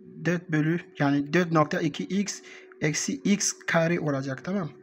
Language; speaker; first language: Turkish; non-native, learner; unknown